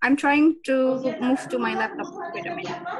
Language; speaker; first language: English; non-native, local second language; Indonesian